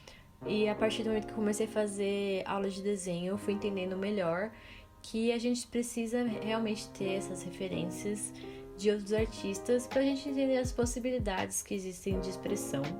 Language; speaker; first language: Portuguese; native; Portuguese